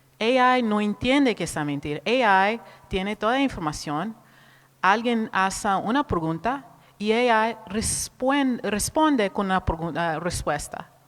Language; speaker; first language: Spanish; non-native, fluent; Portuguese